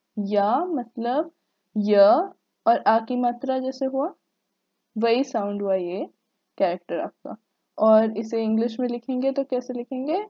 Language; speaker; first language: Hindi; native; Hindi